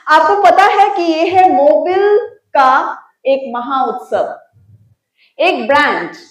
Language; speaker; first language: Hindi; non-native, local second language; Bangla